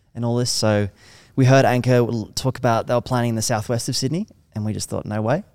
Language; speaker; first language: English; native; English